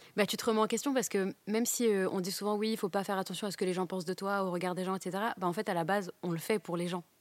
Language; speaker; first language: French; native; French